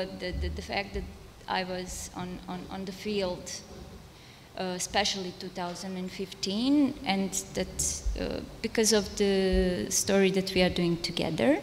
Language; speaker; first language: English; non-native, fluent; Serbian